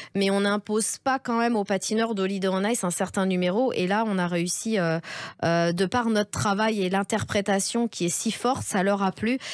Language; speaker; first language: French; native; French